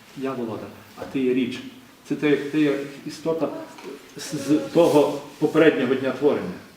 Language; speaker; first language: Ukrainian; native; Ukrainian